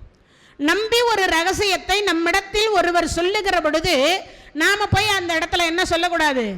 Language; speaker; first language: Tamil; native; Tamil